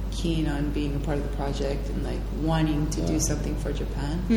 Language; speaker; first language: English; early bilingual, heritage; English